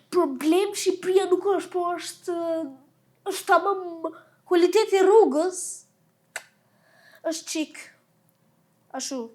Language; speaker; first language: Albanian; early bilingual, heritage; Albanian